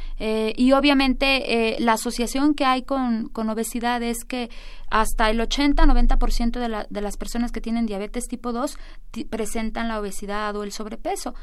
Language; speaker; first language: Spanish; native; Spanish